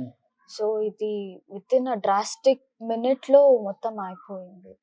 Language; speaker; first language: Telugu; non-native, local second language; Kannada